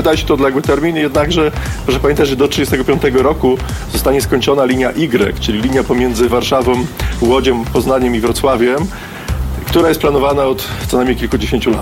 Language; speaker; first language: Polish; native; Polish